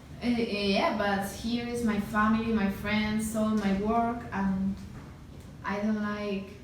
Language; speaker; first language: English; non-native, learner; Spanish